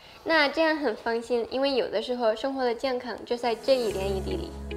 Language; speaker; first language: Chinese; non-native, fluent; Spanish